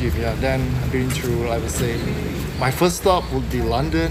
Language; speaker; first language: English; non-native, local second language; Chinese